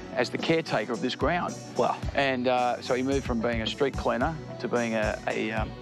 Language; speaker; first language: English; native; English